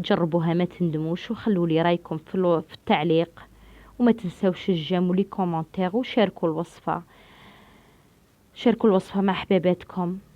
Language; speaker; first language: Arabic; native; Arabic